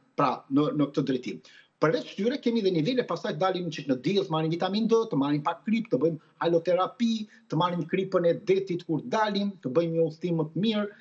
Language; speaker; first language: Albanian; native; Albanian